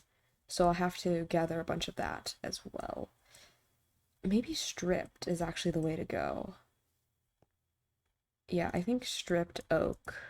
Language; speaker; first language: English; native; English